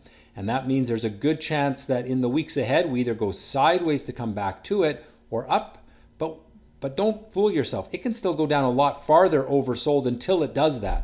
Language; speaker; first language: English; native; English